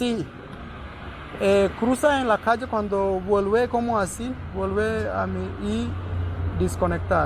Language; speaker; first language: Spanish; non-native, learner; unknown